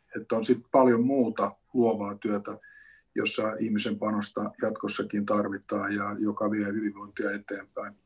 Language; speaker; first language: Finnish; native; Finnish